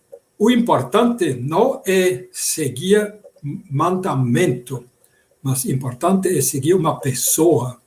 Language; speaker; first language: Portuguese; non-native, fluent; German